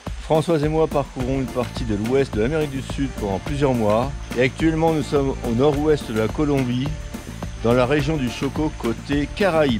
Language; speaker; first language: French; native; French